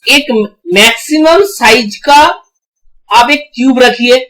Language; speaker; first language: Hindi; non-native, local second language; Bangla